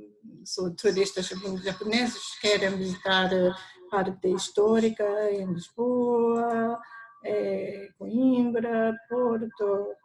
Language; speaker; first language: Portuguese; non-native, learner; Japanese